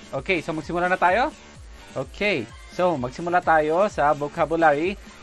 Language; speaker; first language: Filipino; native; Filipino